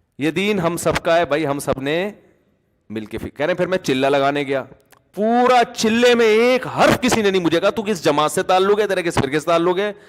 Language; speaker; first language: Urdu; native; Urdu